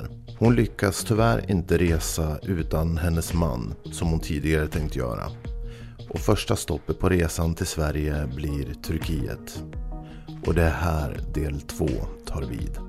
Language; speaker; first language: Swedish; native; Swedish